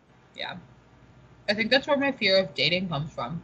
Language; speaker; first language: English; native; English